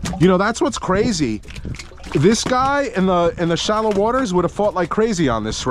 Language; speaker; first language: English; native; English